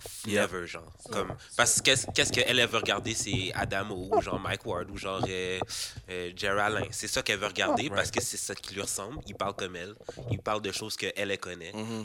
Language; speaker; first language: French; native; French